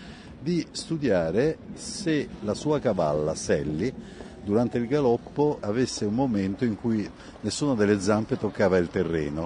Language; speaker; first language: Italian; native; Italian